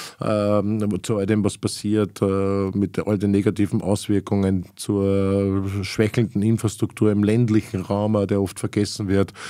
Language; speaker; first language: German; native; German